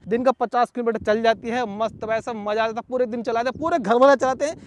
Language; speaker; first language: Hindi; native; Hindi